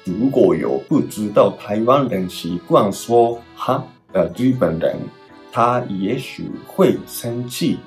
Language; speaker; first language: Chinese; non-native, fluent; Japanese